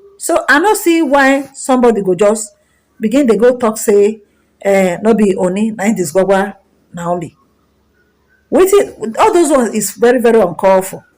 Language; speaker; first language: Nigerian Pidgin; native; Nigerian Pidgin